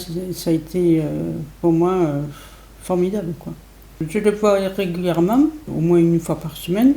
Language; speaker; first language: French; native; French